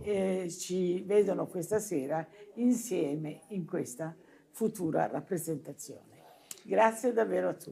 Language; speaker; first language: Italian; native; Italian